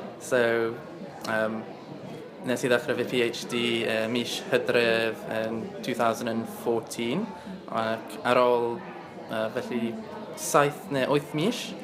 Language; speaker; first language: Welsh; non-native, learner; English